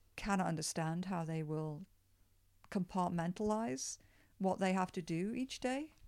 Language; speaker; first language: English; native; English